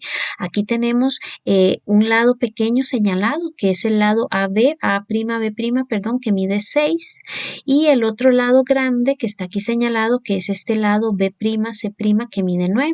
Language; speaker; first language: Spanish; native; Spanish